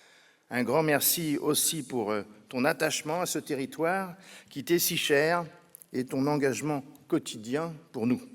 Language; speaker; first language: French; native; French